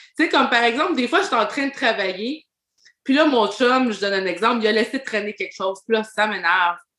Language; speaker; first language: French; native; French